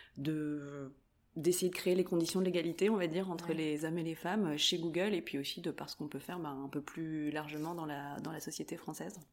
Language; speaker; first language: French; native; French